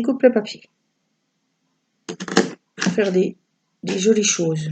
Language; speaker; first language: French; native; French